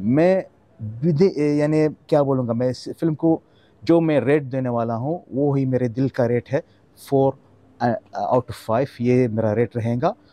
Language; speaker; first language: Hindi; non-native, fluent; Arabic